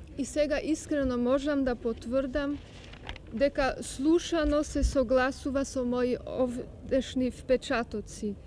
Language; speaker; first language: Macedonian; non-native, learner; German